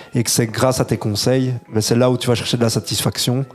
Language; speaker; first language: French; early bilingual, other home language; Italian